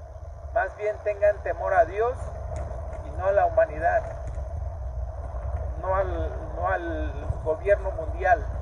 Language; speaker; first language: Spanish; native; Spanish